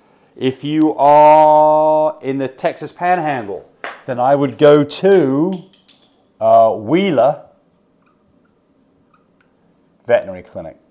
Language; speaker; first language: English; native; English